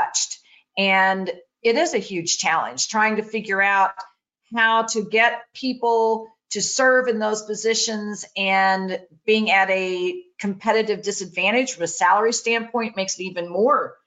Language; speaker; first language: English; native; English